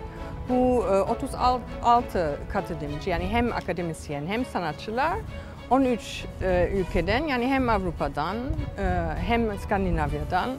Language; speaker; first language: Turkish; non-native, fluent; German